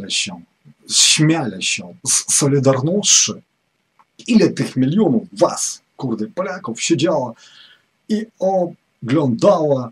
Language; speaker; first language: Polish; non-native, fluent; Ukrainian